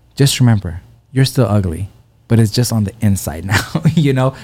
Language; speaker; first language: English; early bilingual, other home language; Persian